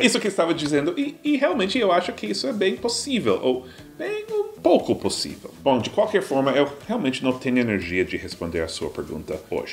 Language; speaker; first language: Portuguese; non-native, fluent; English